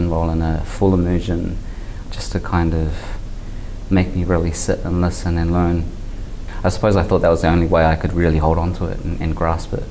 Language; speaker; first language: English; native; English